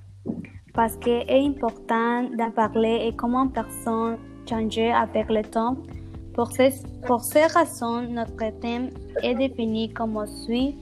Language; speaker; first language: French; non-native, learner; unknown